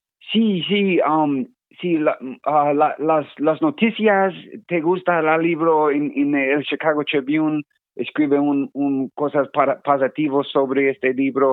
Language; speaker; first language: Spanish; non-native, learner; English